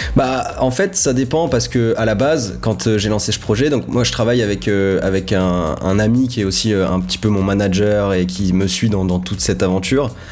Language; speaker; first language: French; native; French